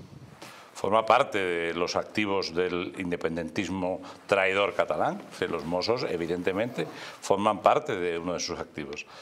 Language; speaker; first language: Spanish; native; Spanish